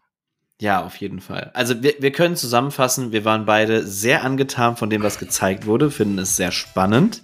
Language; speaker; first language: German; native; German